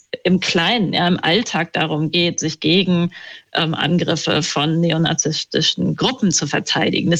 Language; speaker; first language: German; native; German